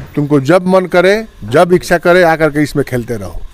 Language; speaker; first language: Hindi; native; Hindi